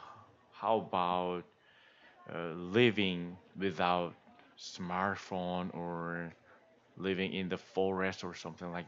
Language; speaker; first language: English; non-native, learner; Korean